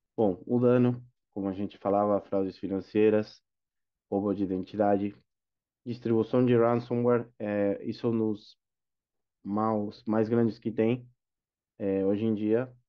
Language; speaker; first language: Portuguese; non-native, fluent; Spanish